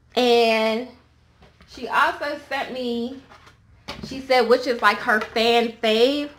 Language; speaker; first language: English; native; English